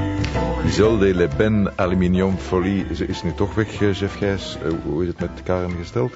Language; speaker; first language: Dutch; native; Dutch